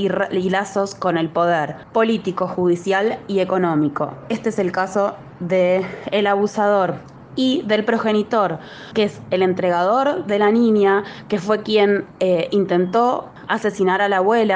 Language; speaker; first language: Spanish; native; Spanish